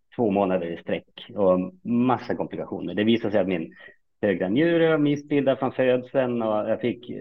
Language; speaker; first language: Swedish; native; Swedish